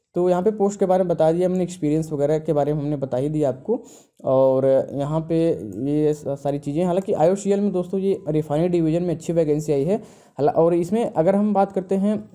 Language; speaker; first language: Hindi; native; Hindi